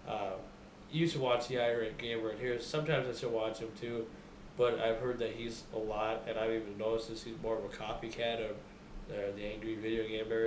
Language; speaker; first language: English; native; English